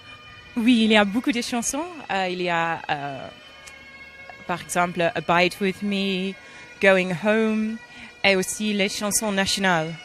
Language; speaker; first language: French; non-native, learner; English